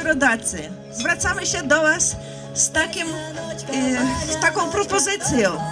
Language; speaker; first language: Polish; non-native, fluent; Ukrainian